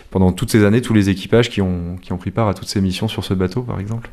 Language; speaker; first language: French; native; French